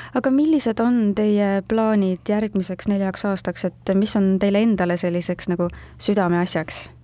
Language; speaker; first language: Estonian; native; Estonian